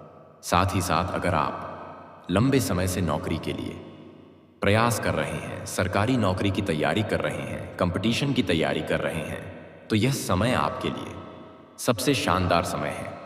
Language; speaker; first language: Hindi; native; Hindi